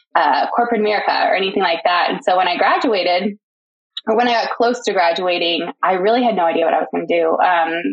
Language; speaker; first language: English; native; English